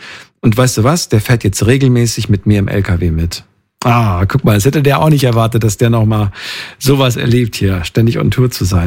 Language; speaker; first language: German; native; German